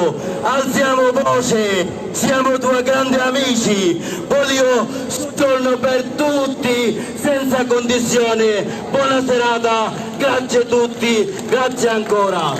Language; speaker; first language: Italian; non-native, learner; Bangla